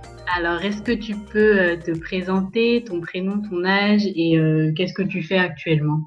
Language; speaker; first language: French; native; French